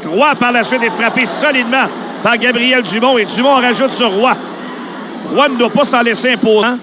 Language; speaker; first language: French; native; French